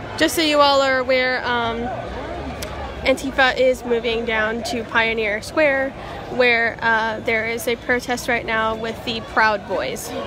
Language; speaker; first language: English; native; English